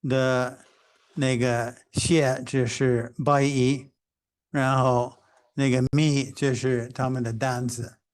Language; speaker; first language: Chinese; non-native, fluent; English